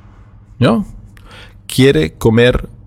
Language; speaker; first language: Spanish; non-native, fluent; German